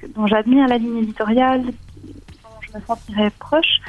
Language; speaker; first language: French; native; French